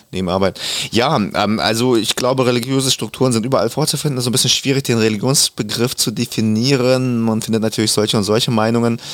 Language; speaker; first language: German; early bilingual, other home language; Russian